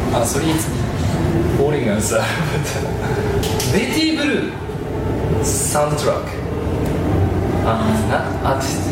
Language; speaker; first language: English; non-native, learner; Japanese